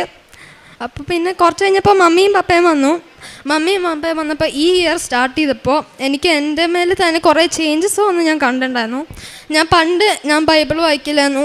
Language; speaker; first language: Malayalam; early bilingual, heritage; Malayalam